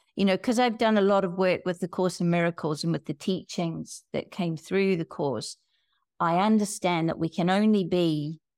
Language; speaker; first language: English; native; English